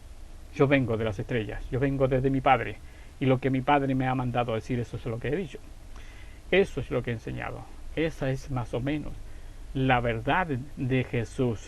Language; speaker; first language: Spanish; native; Spanish